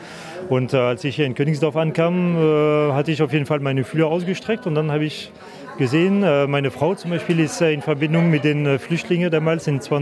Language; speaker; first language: German; non-native, fluent; French